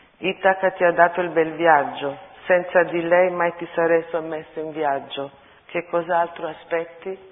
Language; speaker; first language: Italian; early bilingual, other home language; Armenian